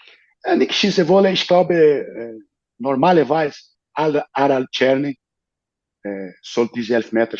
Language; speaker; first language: German; non-native, learner; Portuguese